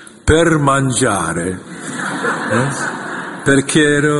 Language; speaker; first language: Italian; non-native, fluent; Korean